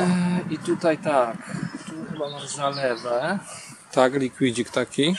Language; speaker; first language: Polish; native; Polish